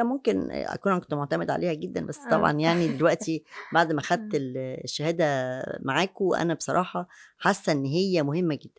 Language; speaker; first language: Arabic; native; Arabic